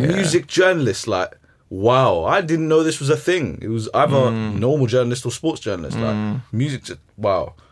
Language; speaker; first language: English; early bilingual, other home language; Arabic